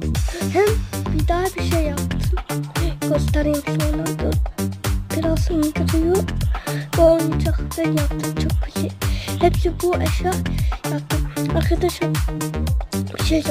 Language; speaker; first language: Turkish; non-native, learner; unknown